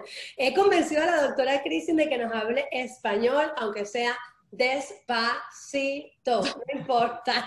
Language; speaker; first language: Spanish; early bilingual, heritage; Spanish